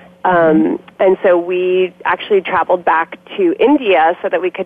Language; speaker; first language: English; native; English